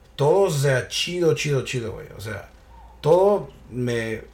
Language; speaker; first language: Spanish; early bilingual, heritage; Spanish